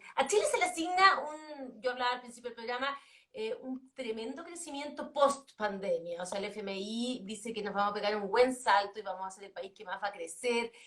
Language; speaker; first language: Spanish; native; Spanish